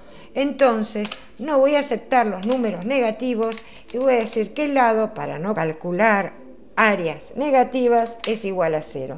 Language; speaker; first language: Spanish; native; Spanish